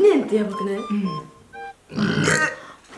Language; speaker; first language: Japanese; native; Japanese